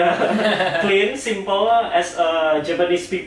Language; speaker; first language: English; non-native, learner; Indonesian